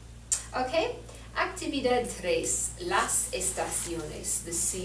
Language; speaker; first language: Spanish; non-native, learner; English